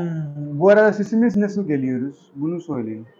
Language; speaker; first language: Turkish; non-native, learner; Urdu